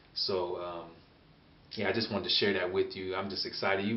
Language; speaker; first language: English; native; English